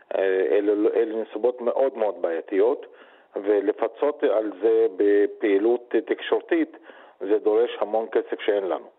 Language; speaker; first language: Hebrew; non-native, local second language; Arabic